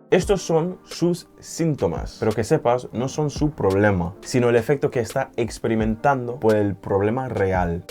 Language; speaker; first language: Spanish; non-native, fluent; English